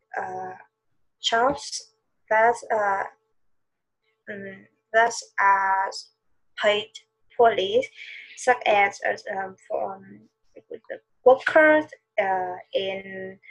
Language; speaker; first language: English; non-native, learner; Vietnamese